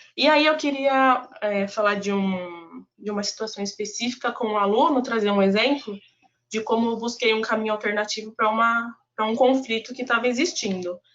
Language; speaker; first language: Portuguese; native; Portuguese